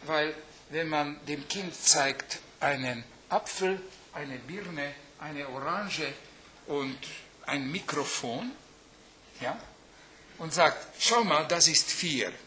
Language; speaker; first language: German; non-native, fluent; Hungarian